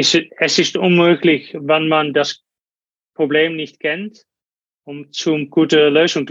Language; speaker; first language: German; non-native, learner; Dutch